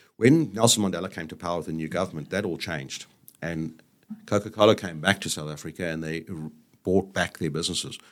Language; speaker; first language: English; native; English